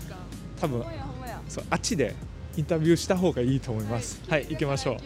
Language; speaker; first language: Japanese; non-native, fluent; Vietnamese